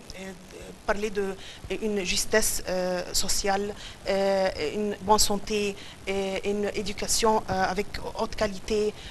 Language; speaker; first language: French; non-native, fluent; Arabic